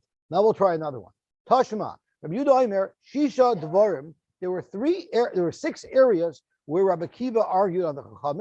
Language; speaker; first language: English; native; English